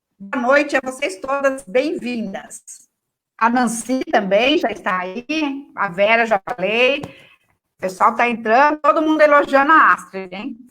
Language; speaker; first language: Portuguese; native; Portuguese